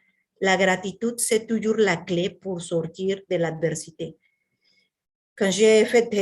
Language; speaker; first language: French; non-native, fluent; Spanish